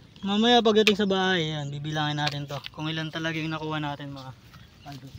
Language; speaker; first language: Filipino; native; Filipino